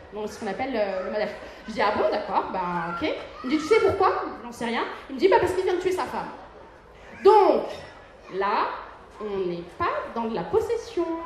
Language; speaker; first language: French; early bilingual, other home language; Arabic